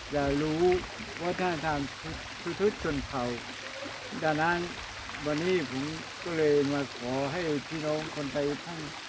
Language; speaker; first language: Thai; non-native, local second language; Hmong